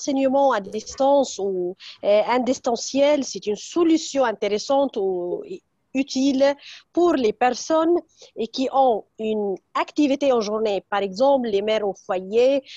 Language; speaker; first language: French; non-native, fluent; Arabic